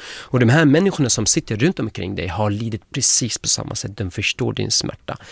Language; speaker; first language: Swedish; non-native, fluent; Arabic